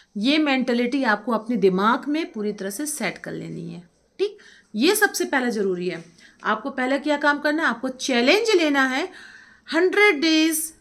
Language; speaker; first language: Hindi; native; Hindi